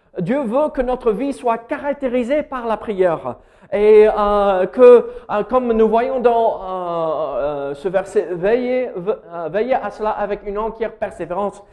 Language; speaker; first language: French; non-native, fluent; English